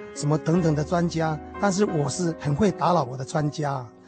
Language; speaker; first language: Chinese; native; Chinese